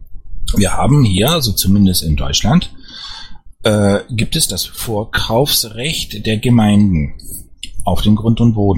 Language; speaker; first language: German; native; German